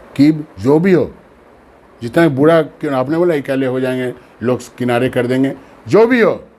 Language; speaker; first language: Hindi; non-native, local second language; Bangla